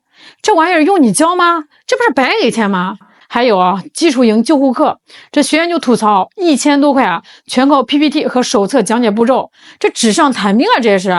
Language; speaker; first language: Chinese; native; Chinese